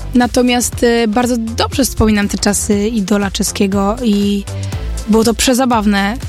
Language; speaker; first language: Polish; early bilingual, heritage; Polish